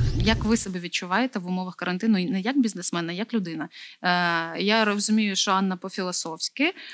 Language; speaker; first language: Ukrainian; native; Ukrainian